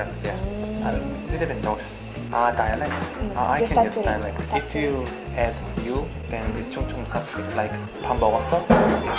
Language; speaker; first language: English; non-native, learner; Korean